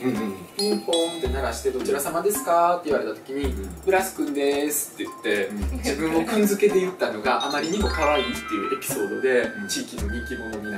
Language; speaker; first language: Japanese; early bilingual, other home language; Russian